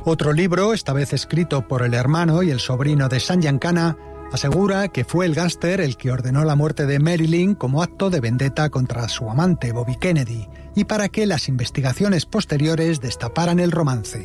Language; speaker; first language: Spanish; native; Spanish